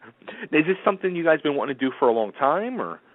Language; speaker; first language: English; native; English